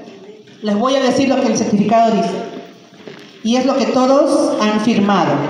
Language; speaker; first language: Spanish; native; Spanish